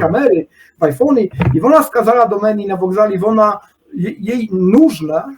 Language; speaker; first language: Polish; non-native, learner; Ukrainian